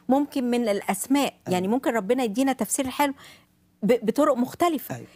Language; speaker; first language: Arabic; native; Arabic